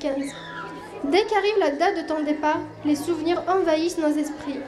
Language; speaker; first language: French; non-native, local second language; Kabyle